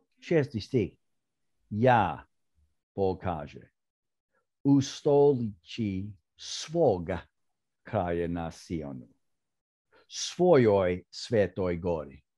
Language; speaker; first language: Croatian; early bilingual, heritage; Croatian